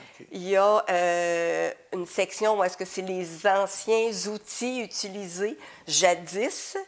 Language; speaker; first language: French; native; French